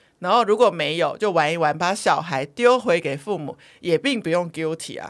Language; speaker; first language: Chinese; native; Chinese